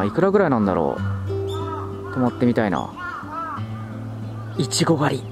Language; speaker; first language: Japanese; native; Japanese